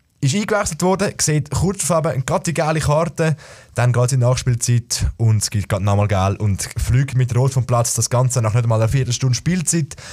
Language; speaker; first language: German; native; German